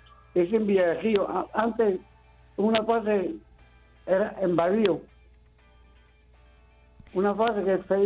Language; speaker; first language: Spanish; native; Spanish